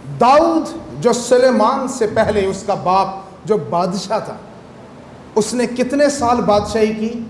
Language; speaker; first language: Urdu; native; Urdu